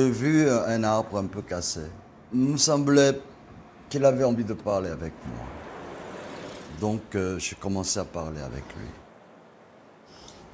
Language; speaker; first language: French; non-native, learner; Korean